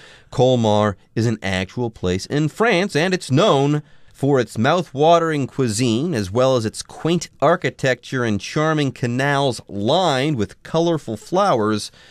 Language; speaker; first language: English; native; English